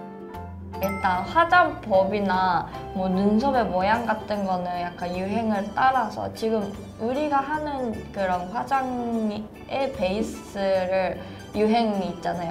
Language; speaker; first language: Korean; non-native, fluent; Japanese